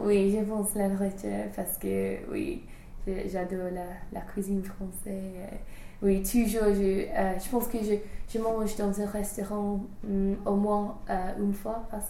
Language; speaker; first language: French; non-native, fluent; English